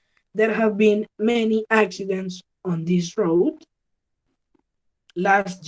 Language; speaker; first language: English; non-native, learner; Spanish